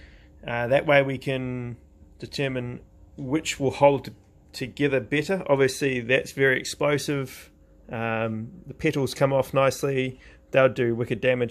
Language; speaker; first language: English; native; English